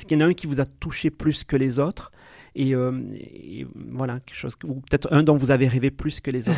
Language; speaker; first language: French; native; French